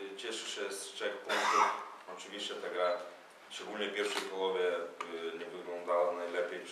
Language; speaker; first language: Polish; non-native, fluent; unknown